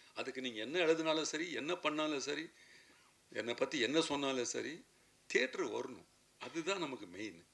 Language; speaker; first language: Tamil; native; Tamil